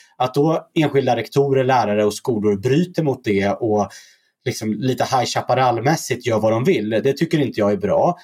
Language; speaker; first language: Swedish; early bilingual, other home language; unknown